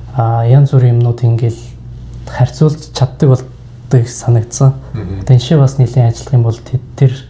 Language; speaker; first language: Mongolian; non-native, local second language; Kazakh